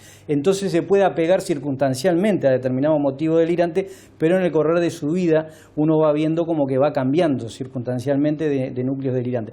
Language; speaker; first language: Spanish; native; Spanish